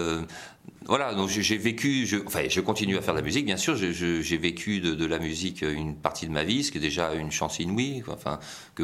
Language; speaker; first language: French; native; French